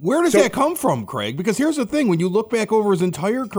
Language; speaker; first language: English; native; English